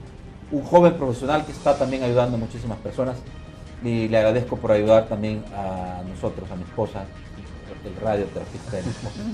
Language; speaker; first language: Spanish; native; Spanish